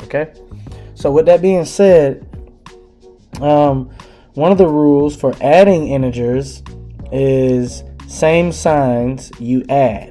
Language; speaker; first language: English; native; English